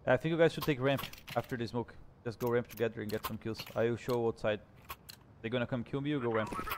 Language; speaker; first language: English; non-native, fluent; Portuguese